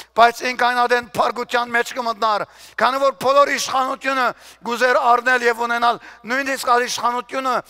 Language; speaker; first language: Armenian; early bilingual, heritage; Armenian